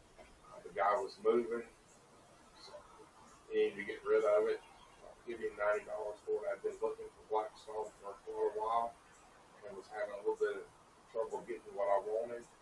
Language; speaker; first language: English; native; English